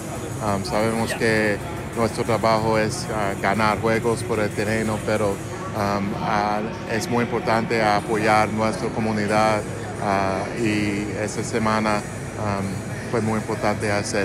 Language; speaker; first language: Spanish; non-native, fluent; English